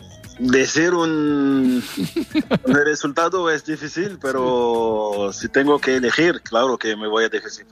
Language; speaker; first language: Spanish; non-native, fluent; French